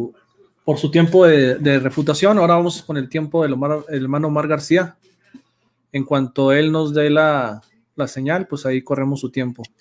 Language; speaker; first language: Spanish; native; Spanish